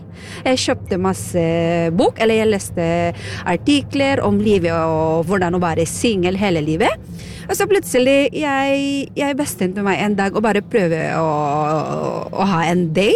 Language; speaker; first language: Norwegian; non-native, fluent; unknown